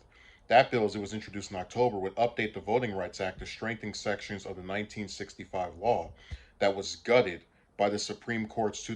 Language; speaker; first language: English; native; English